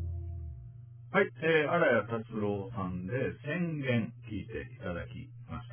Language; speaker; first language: Japanese; native; Japanese